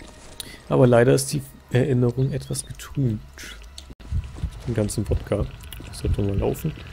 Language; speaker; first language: German; native; German